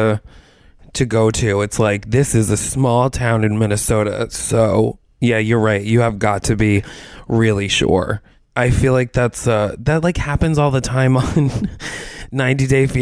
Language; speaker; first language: English; native; English